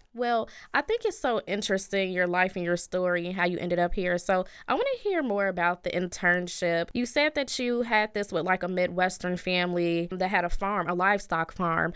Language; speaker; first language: English; native; English